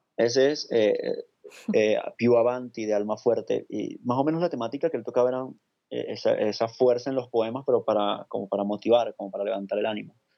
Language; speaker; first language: Spanish; native; Spanish